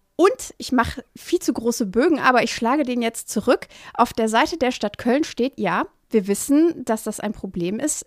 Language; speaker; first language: German; native; German